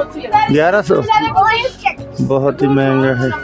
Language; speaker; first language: Hindi; non-native, learner; Bangla